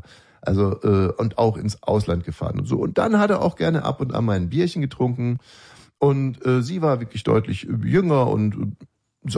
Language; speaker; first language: German; native; German